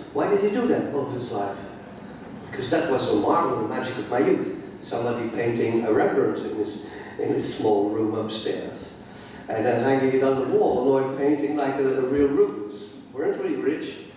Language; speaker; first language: English; non-native, fluent; Dutch